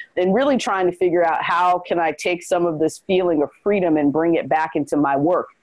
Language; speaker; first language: English; native; English